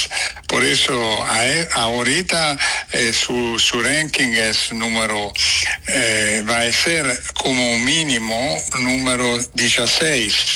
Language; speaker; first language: Spanish; non-native, fluent; Italian